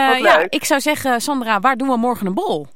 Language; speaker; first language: Dutch; native; Dutch